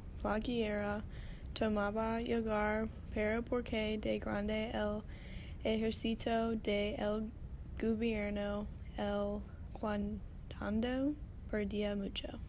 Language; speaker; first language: Spanish; non-native, learner; English